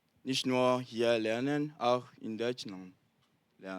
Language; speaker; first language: German; non-native, learner; Ewe